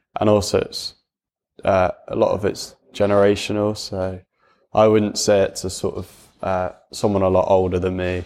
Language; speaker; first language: English; native; English